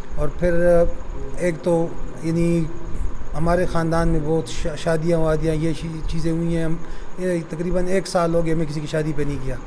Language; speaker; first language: Urdu; non-native, local second language; Pashto